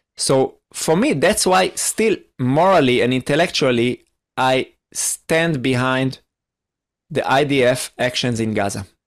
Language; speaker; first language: English; non-native, fluent; Hebrew